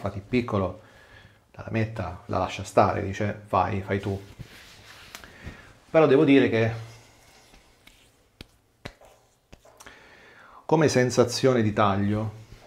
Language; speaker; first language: Italian; native; Italian